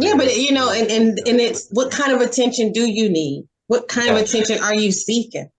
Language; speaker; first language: English; native; English